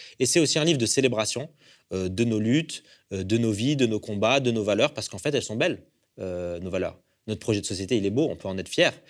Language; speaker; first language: French; early bilingual, other home language; Arabic